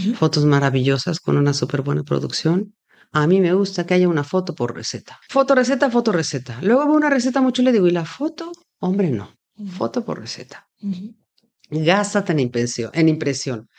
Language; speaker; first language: Spanish; native; Spanish